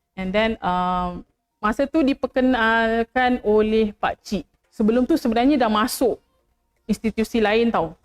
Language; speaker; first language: Malay; native; Malay